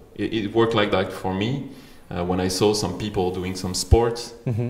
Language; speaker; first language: English; non-native, fluent; French